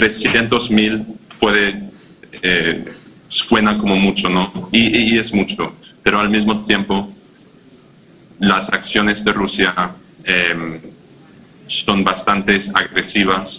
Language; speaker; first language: Spanish; non-native, fluent; English